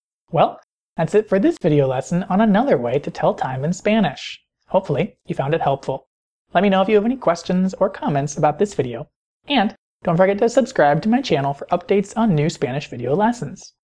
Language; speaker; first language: English; native; English